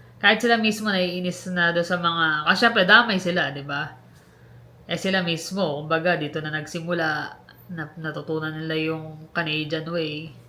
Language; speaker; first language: Filipino; native; Filipino